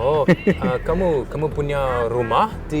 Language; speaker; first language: Indonesian; non-native, learner; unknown